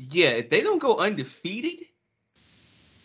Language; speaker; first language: English; native; English